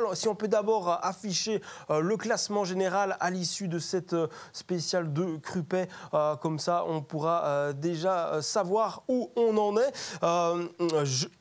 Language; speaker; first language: French; native; French